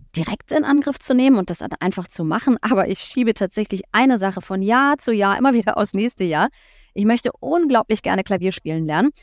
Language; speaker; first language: German; native; German